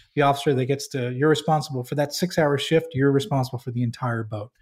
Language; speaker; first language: English; native; English